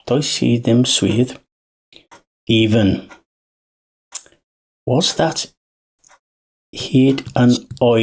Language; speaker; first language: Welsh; non-native, learner; English